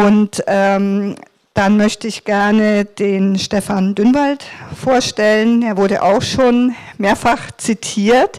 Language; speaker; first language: German; native; German